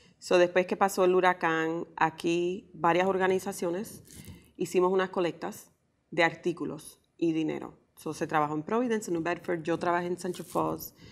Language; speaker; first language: Spanish; early bilingual, heritage; Spanish